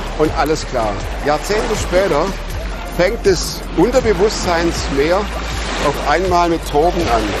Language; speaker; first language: German; native; German